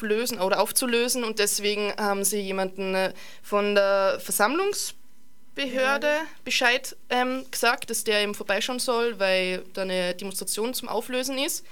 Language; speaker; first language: German; native; German